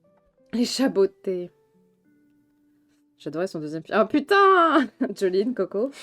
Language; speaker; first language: French; native; French